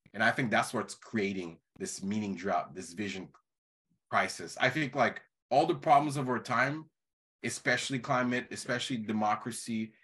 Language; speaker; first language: English; non-native, fluent; Haitian Creole